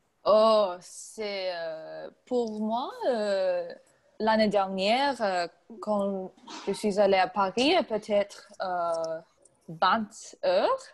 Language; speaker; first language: French; non-native, learner; English